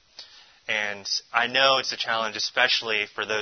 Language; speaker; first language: English; native; English